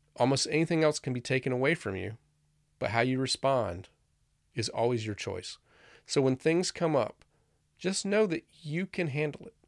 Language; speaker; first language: English; native; English